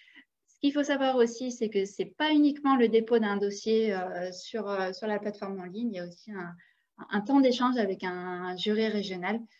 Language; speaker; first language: French; native; French